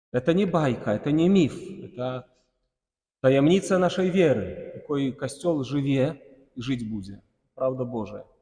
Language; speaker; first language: Belarusian; non-native, local second language; Russian